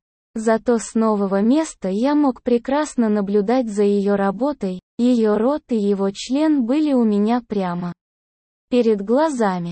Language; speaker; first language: Russian; native; Russian